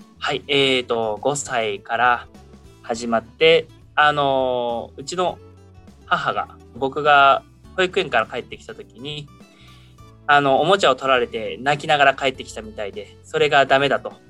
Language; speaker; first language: Japanese; native; Japanese